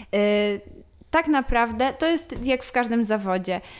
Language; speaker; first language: Polish; native; Polish